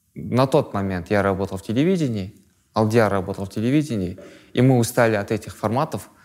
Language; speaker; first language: Russian; non-native, local second language; Kazakh